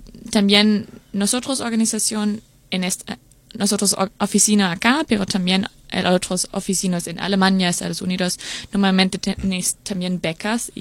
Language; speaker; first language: Spanish; non-native, learner; German